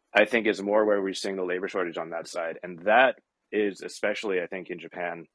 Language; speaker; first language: English; native; English